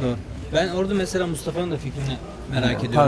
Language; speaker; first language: Turkish; native; Turkish